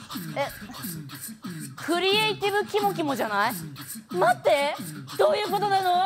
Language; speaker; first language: Japanese; native; Japanese